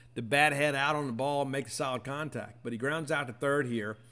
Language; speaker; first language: English; native; English